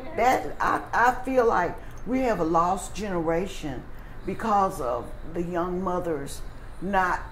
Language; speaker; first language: English; native; English